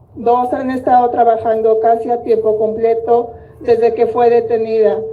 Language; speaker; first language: Spanish; early bilingual, heritage; Spanish